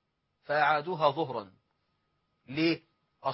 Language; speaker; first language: Arabic; native; Arabic